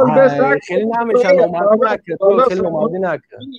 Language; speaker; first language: Persian; native; Persian